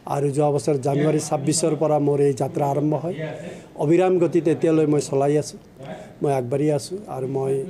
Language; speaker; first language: Assamese; non-native, local second language; Nepali